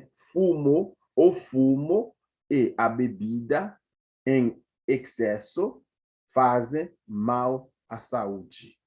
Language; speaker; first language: Portuguese; non-native, fluent; Haitian Creole